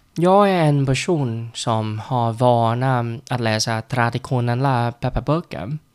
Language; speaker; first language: Swedish; non-native, fluent; Vietnamese